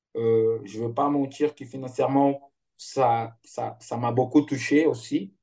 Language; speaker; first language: French; non-native, fluent; Portuguese